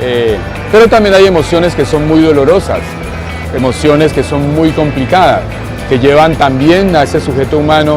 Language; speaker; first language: Spanish; native; Spanish